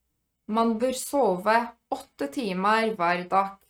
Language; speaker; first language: Norwegian; non-native, fluent; Polish